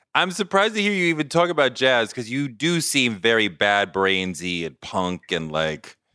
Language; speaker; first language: English; native; English